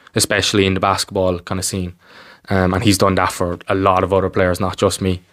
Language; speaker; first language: English; native; English